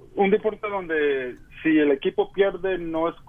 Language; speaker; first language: Spanish; early bilingual, heritage; Spanish